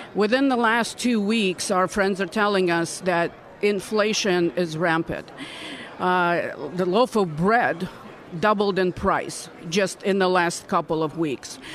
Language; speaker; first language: English; non-native, fluent; Russian